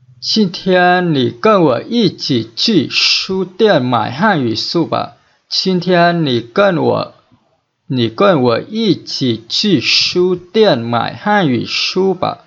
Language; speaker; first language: Chinese; non-native, fluent; Vietnamese